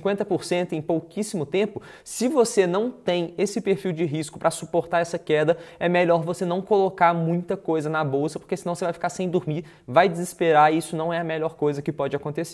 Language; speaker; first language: Portuguese; native; Portuguese